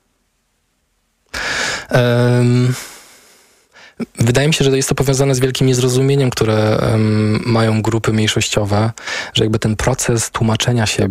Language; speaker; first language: Polish; native; Polish